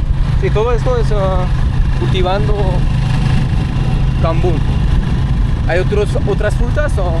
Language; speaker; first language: Spanish; non-native, learner; French